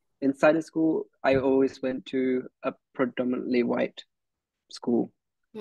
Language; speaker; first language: English; early bilingual, other home language; Hindi